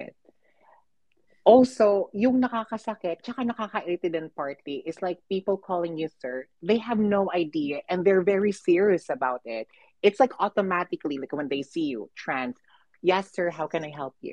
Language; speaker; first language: English; non-native, local second language; Filipino